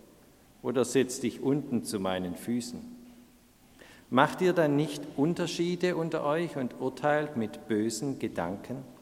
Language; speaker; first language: German; native; German